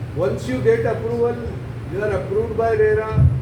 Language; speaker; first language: English; non-native, local second language; Marathi